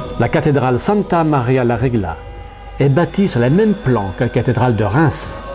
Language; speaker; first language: French; native; French